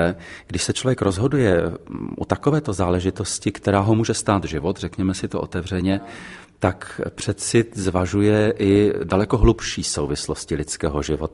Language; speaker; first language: Czech; native; Czech